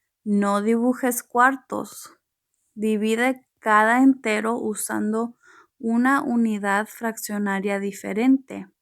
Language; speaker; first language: Spanish; early bilingual, heritage; Spanish